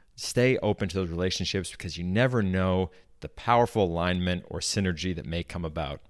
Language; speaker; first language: English; native; English